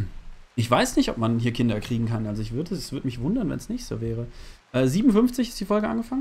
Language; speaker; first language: German; native; German